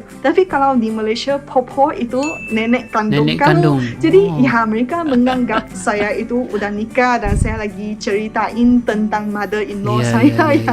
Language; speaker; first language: Indonesian; non-native, fluent; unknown